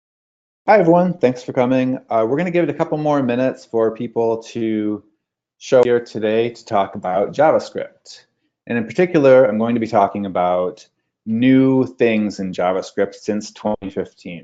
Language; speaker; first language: English; native; English